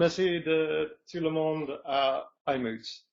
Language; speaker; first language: French; non-native, learner; English